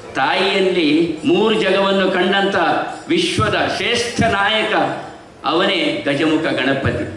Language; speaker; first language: Kannada; non-native, local second language; Tulu